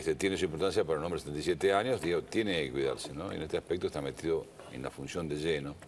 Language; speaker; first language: Spanish; native; Spanish